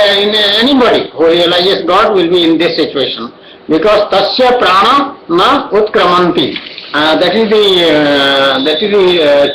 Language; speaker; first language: English; non-native, local second language; Odia